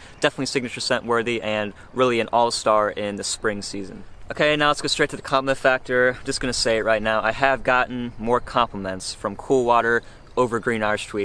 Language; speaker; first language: English; native; English